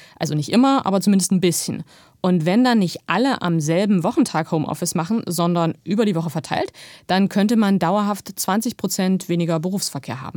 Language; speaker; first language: German; native; German